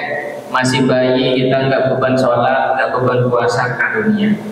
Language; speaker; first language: Indonesian; native; Indonesian